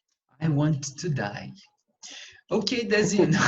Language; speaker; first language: English; non-native, fluent; Portuguese